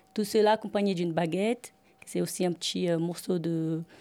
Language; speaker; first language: French; non-native, fluent; Portuguese